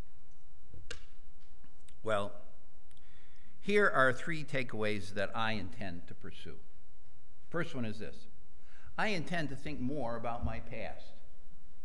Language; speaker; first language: English; native; English